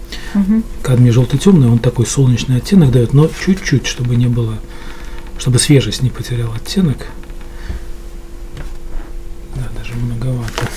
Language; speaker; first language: Russian; native; Russian